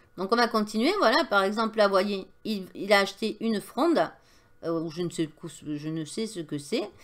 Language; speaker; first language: French; native; French